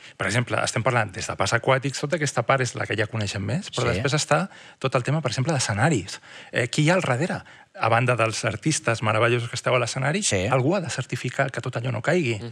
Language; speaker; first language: Catalan; native; Catalan